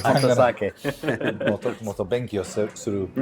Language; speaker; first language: Japanese; non-native, learner; English